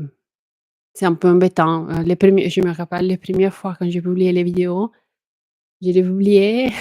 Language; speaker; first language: French; non-native, fluent; Italian